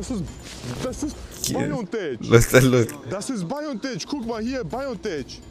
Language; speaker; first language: German; early bilingual, other home language; Russian